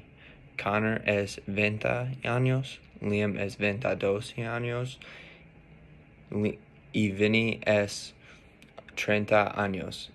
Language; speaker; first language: Spanish; non-native, learner; English